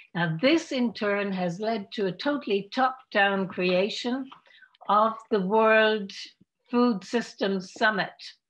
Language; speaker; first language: English; native; English